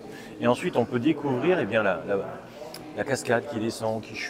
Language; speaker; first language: French; native; French